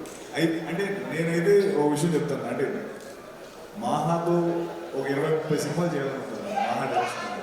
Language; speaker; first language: Telugu; native; Telugu